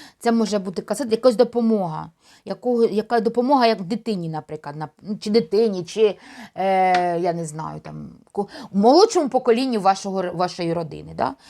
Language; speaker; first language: Ukrainian; non-native, local second language; Russian